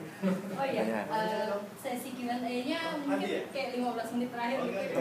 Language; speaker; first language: Indonesian; native; Indonesian